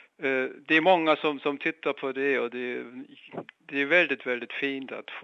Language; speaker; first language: Swedish; non-native, fluent; German